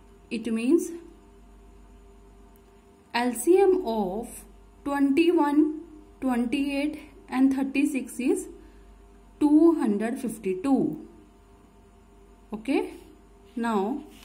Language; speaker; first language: English; non-native, local second language; Hindi